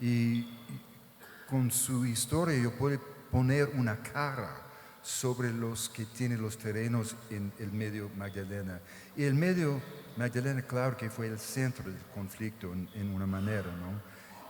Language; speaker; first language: Spanish; non-native, fluent; English